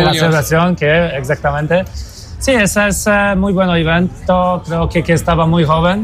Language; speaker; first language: Spanish; non-native, fluent; Polish